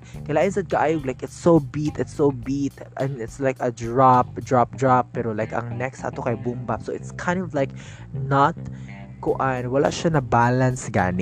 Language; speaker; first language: English; non-native, local second language; Cebuano